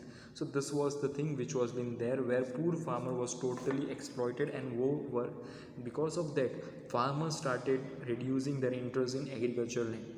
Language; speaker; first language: English; non-native, local second language; Hindi